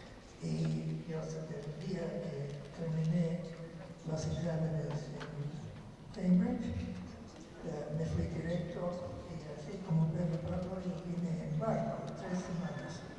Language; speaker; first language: Spanish; non-native, fluent; English